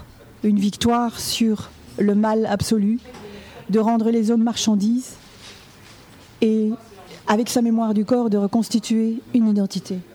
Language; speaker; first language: French; native; French